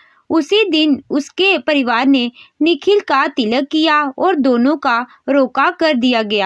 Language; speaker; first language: Hindi; native; Hindi